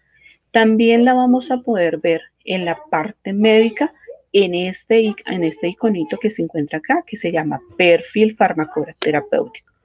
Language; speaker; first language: Spanish; native; Spanish